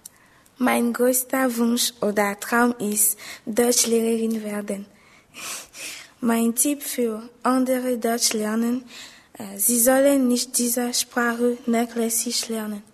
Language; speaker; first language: German; non-native, learner; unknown